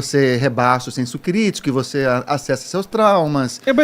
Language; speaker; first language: Portuguese; native; Portuguese